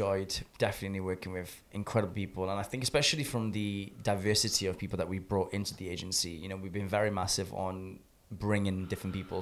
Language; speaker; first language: English; native; English